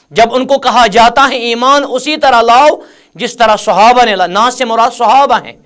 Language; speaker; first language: Urdu; non-native, local second language; Kashmiri